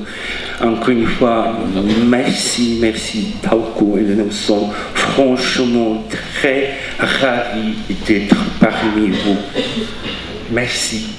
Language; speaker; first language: French; non-native, fluent; Czech